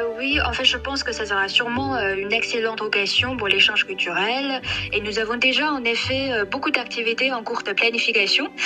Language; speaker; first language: French; non-native, fluent; Chinese